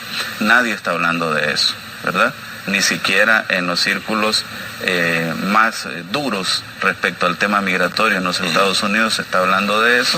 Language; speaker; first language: Spanish; native; Spanish